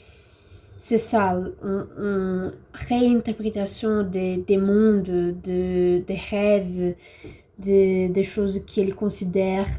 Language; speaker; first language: French; non-native, learner; Portuguese